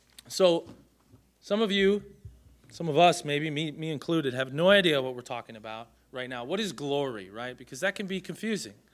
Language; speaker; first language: English; native; English